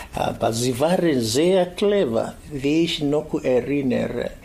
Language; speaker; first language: German; non-native, fluent; Swahili